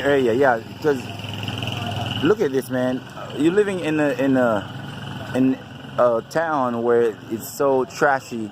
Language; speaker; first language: English; non-native, local second language; Haitian Creole